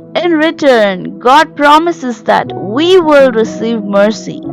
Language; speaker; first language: English; non-native, local second language; Telugu